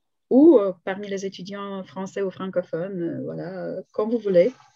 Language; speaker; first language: French; non-native, fluent; Slovak